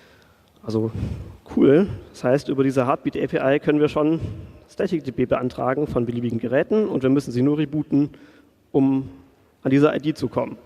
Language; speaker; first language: German; native; German